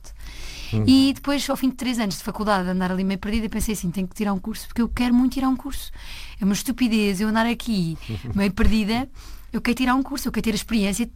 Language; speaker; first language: Portuguese; native; Portuguese